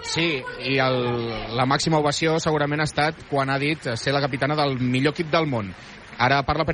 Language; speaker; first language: Catalan; native; Catalan